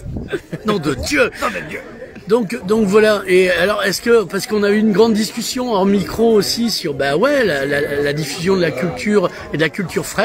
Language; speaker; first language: French; native; French